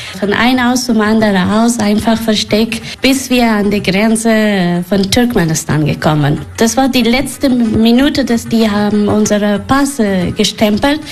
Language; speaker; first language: German; non-native, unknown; Persian